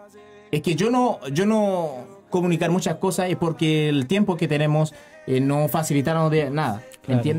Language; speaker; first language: Spanish; non-native, learner; Haitian Creole